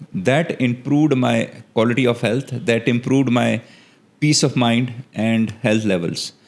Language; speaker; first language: English; non-native, local second language; Gujarati